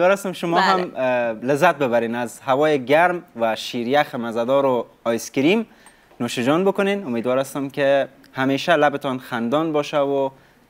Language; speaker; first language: Persian; native; Persian